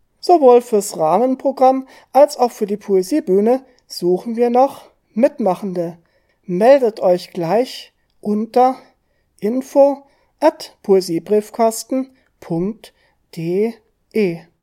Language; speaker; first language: German; native; German